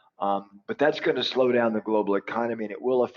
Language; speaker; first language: English; native; English